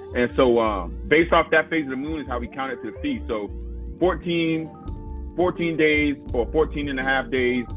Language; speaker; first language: English; native; English